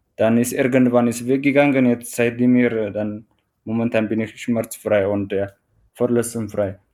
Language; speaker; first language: German; non-native, learner; Tigrinya